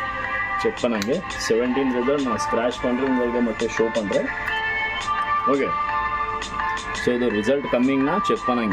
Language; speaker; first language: Tamil; non-native, local second language; Kannada